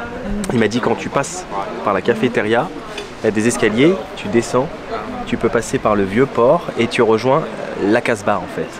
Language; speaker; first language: French; native; French